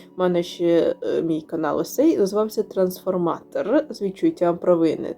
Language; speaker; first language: Ukrainian; non-native, local second language; Russian